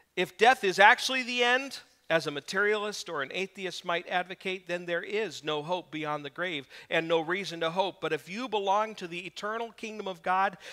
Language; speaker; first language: English; native; English